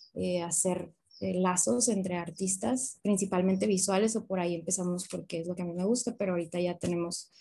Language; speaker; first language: Spanish; native; Spanish